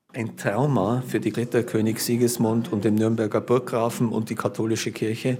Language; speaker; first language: German; native; German